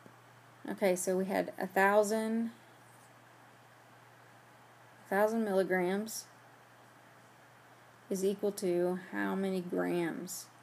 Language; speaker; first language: English; native; English